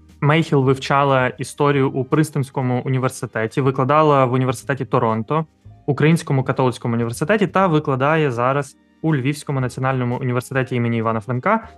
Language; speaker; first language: Ukrainian; native; Ukrainian